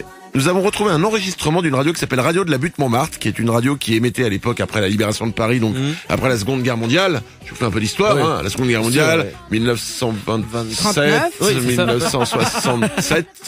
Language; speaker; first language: French; native; French